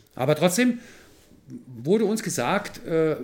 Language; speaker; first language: German; native; German